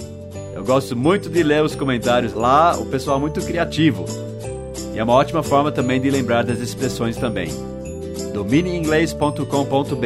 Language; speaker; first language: Portuguese; non-native, fluent; English